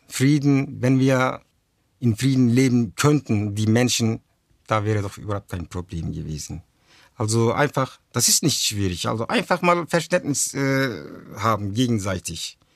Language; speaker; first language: German; early bilingual, other home language; Turkish